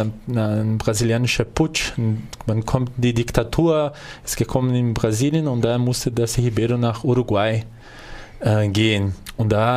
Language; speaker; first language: German; non-native, fluent; Portuguese